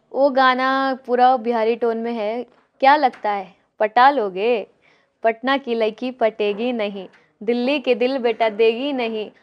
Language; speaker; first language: Hindi; native; Hindi